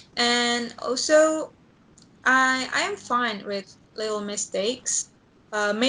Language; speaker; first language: English; non-native, learner; Indonesian